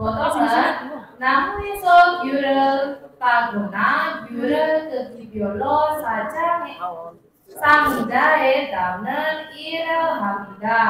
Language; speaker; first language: Korean; non-native, fluent; Indonesian